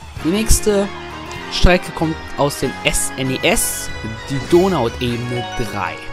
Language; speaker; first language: German; native; German